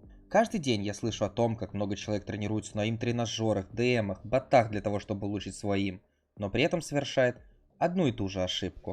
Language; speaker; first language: Russian; native; Russian